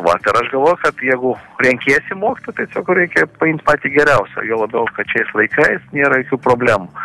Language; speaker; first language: Lithuanian; early bilingual, heritage; Lithuanian